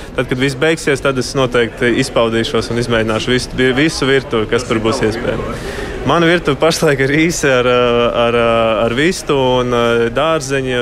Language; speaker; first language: Latvian; non-native, local second language; Russian